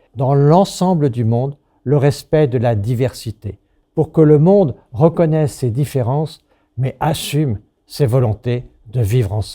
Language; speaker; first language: French; native; French